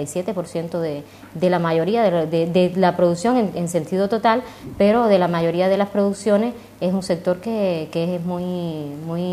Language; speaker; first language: Spanish; native; Spanish